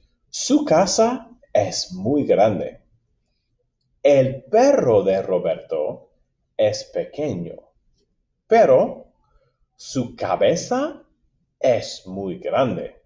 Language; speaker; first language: Spanish; non-native, fluent; English